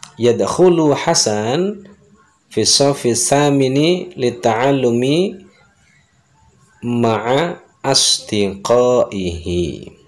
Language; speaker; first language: Arabic; non-native, fluent; Indonesian